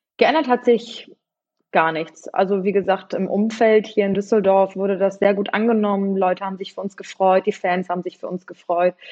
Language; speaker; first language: German; early bilingual, other home language; Polish